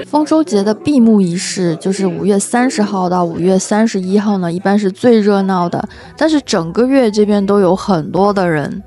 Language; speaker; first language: Chinese; native; Chinese